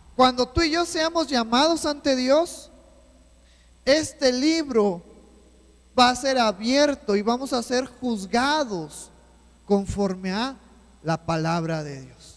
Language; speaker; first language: Spanish; native; Spanish